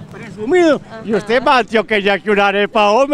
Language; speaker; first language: Spanish; native; Spanish